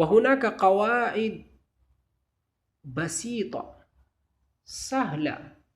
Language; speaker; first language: Arabic; non-native, fluent; Urdu